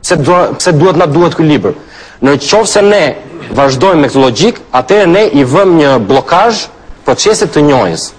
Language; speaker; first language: Albanian; native; Albanian